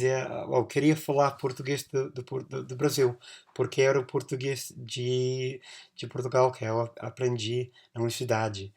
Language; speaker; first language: Portuguese; non-native, fluent; English